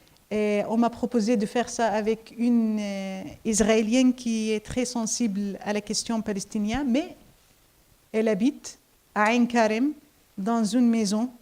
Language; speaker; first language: French; non-native, fluent; Arabic